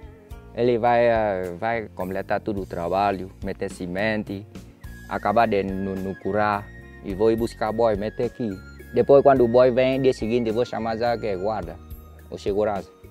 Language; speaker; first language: Portuguese; non-native, learner; Vietnamese